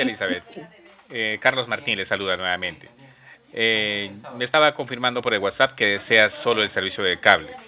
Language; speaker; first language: Spanish; native; Spanish